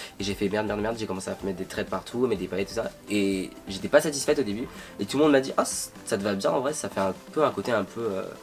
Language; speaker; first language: French; native; French